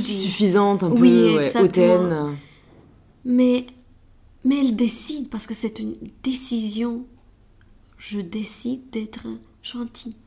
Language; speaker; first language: French; non-native, learner; Romanian